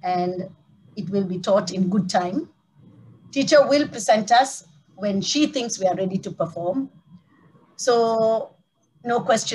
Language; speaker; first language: English; non-native, local second language; Tamil